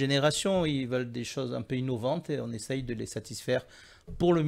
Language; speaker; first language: French; native; French